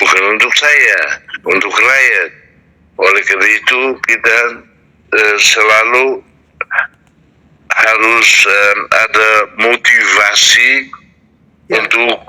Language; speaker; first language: Indonesian; non-native, fluent; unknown